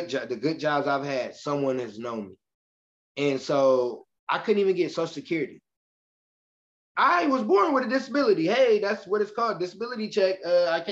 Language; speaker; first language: English; native; English